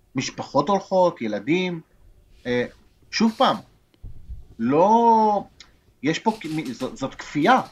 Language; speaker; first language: Hebrew; non-native, fluent; Spanish